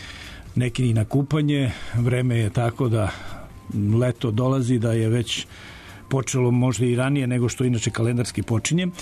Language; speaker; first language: Serbian; native; Serbian